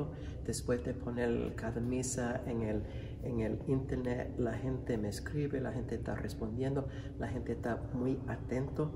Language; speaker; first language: Spanish; non-native, fluent; English